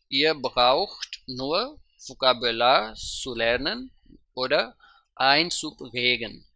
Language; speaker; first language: German; non-native, fluent; Urdu